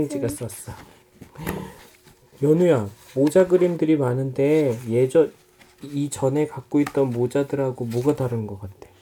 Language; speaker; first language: Korean; native; Korean